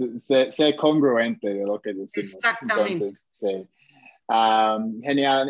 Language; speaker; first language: Spanish; non-native, fluent; English